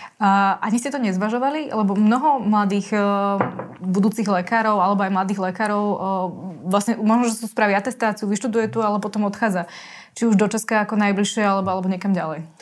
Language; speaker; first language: Slovak; native; Slovak